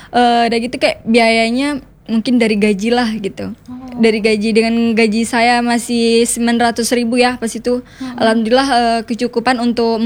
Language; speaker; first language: Indonesian; native; Indonesian